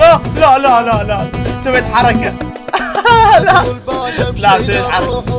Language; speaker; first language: Arabic; native; Arabic